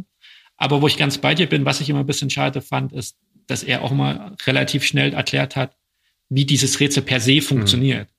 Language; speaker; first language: German; native; German